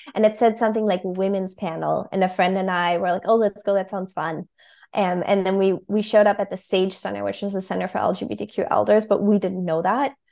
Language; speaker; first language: English; non-native, fluent; German